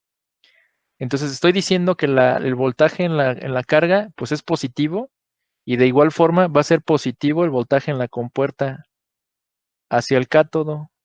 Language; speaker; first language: Spanish; native; Spanish